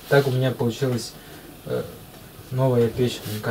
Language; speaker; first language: Russian; native; Russian